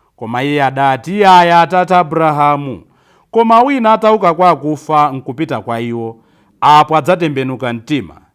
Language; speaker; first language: Nyanja; native; Nyanja